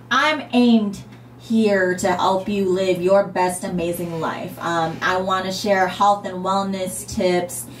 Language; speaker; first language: English; native; English